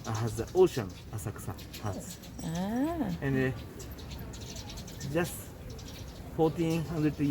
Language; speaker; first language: English; non-native, learner; Japanese